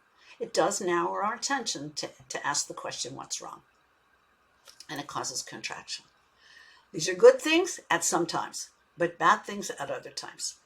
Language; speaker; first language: English; native; English